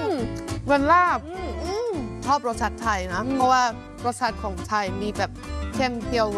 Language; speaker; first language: Thai; non-native, fluent; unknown